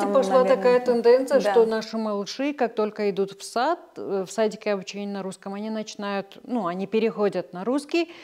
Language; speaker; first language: Russian; non-native, local second language; Gagauz